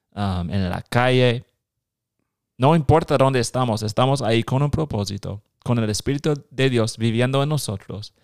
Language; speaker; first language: Spanish; non-native, fluent; English